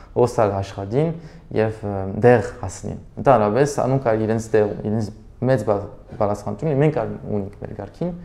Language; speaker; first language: Armenian; early bilingual, heritage; Armenian